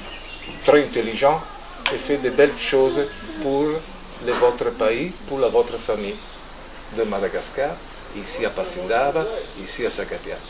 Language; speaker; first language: French; non-native, fluent; Italian